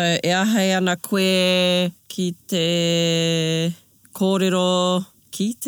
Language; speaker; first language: Māori; non-native, local second language; English